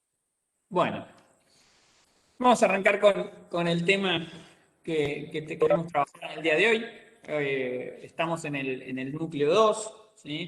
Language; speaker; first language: Spanish; native; Spanish